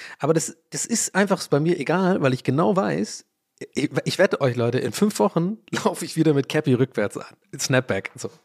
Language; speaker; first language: German; early bilingual, other home language; English